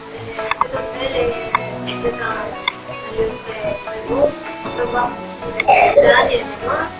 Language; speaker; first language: French; non-native, learner; Spanish